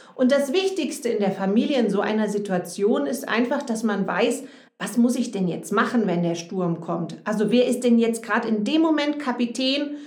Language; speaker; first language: German; native; German